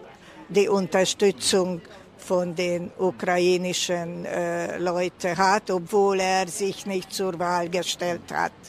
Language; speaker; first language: German; non-native, fluent; Hungarian